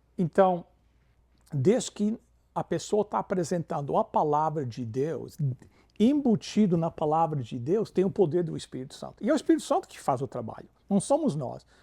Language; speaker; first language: Portuguese; non-native, fluent; English